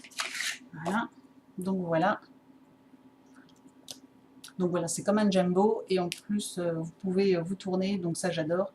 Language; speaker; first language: French; native; French